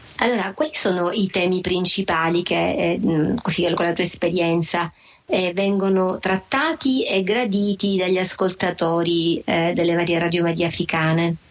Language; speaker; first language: Italian; native; Italian